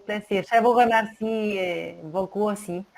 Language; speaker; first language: French; non-native, learner; Spanish